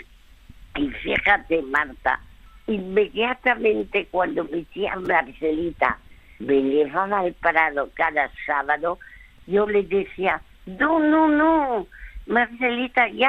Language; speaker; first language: Spanish; early bilingual, other home language; French